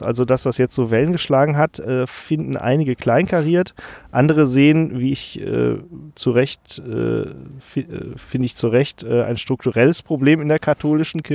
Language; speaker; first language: German; native; German